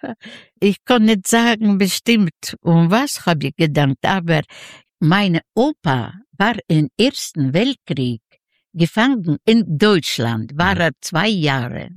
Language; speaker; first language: German; non-native, learner; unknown